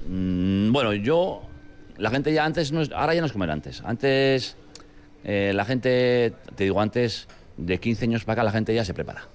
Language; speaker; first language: Spanish; native; Spanish